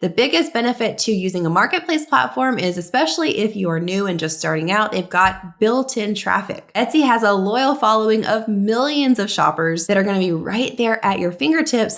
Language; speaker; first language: English; native; English